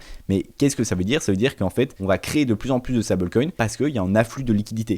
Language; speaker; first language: French; native; French